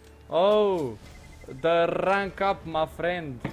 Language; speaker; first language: English; non-native, learner; Romanian